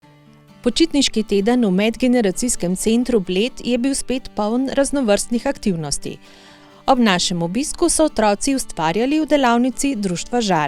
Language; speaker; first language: Slovenian; native; Slovenian